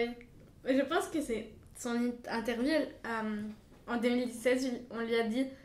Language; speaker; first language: French; non-native, fluent; Bulgarian